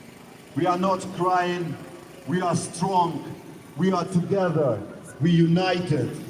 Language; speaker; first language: English; non-native, learner; Ukrainian